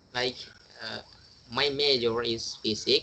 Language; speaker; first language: English; non-native, learner; Indonesian